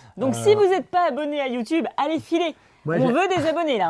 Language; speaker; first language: French; native; French